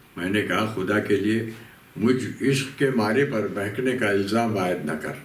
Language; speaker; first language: Urdu; native; Urdu